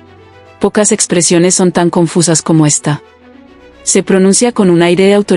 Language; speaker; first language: Spanish; native; Spanish